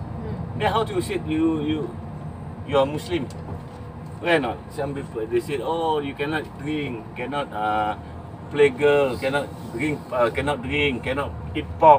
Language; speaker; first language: English; non-native, local second language; Malay